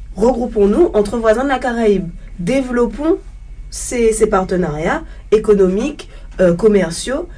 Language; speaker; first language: French; native; French